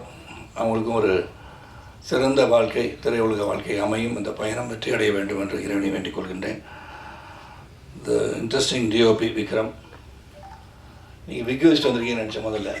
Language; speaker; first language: Tamil; native; Tamil